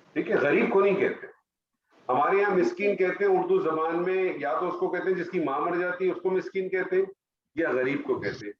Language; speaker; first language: Urdu; native; Urdu